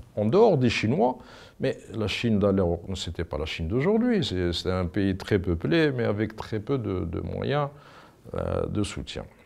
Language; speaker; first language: French; non-native, local second language; Arabic